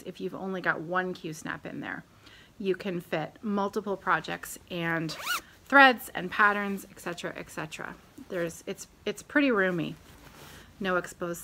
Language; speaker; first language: English; native; English